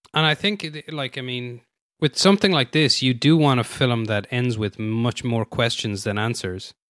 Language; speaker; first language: English; native; English